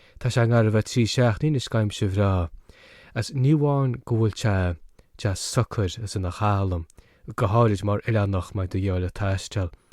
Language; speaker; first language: Irish; native; Irish